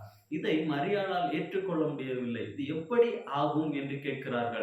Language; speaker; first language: Tamil; native; Tamil